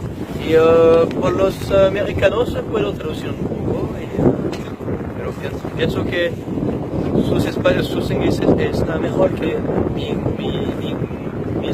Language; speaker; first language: Spanish; non-native, learner; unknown